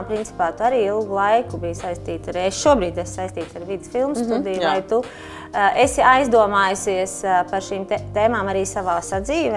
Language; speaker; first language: Latvian; native; Latvian